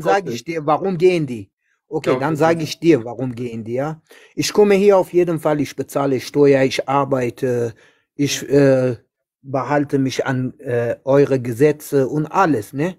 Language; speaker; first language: German; non-native, learner; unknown